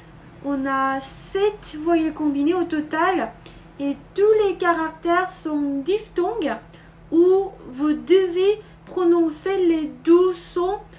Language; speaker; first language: French; non-native, fluent; Korean